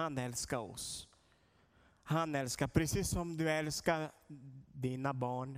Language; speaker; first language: Swedish; non-native, learner; Portuguese